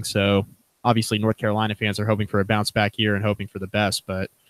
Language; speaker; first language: English; native; English